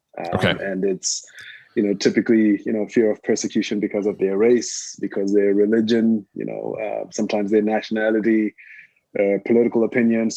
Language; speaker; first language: English; non-native, local second language; Shona